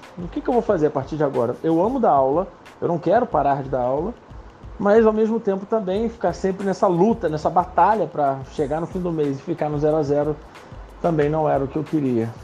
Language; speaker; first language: Portuguese; non-native, local second language; Spanish